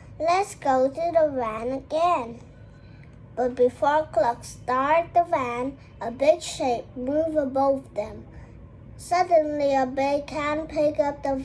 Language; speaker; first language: English; non-native, learner; Vietnamese